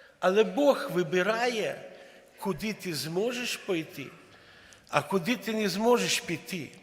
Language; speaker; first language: Ukrainian; non-native, local second language; Russian